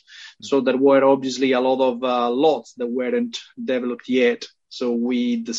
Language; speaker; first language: English; non-native, fluent; Italian